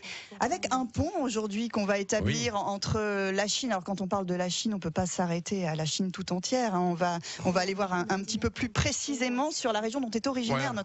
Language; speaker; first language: French; native; French